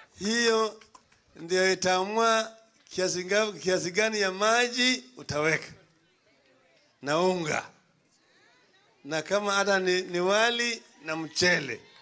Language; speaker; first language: Swahili; non-native, local second language; Luo (Kenya and Tanzania)